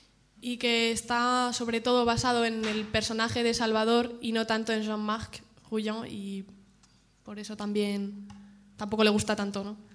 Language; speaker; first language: Spanish; native; Spanish